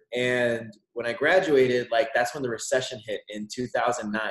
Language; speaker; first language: English; native; English